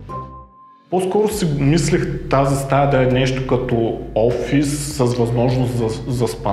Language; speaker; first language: Bulgarian; native; Bulgarian